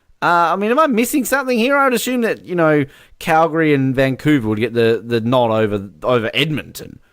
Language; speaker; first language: English; native; English